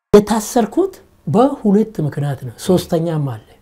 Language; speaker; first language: Amharic; non-native, local second language; Oromo